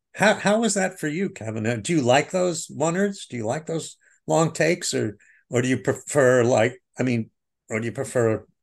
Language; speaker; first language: English; native; English